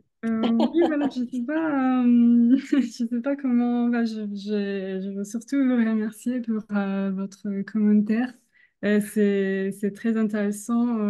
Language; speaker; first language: French; non-native, fluent; Italian